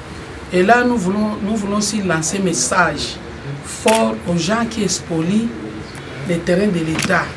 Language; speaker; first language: French; non-native, local second language; Lingala